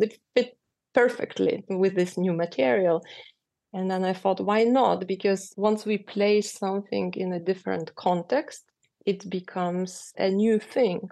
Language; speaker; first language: English; non-native, fluent; Lithuanian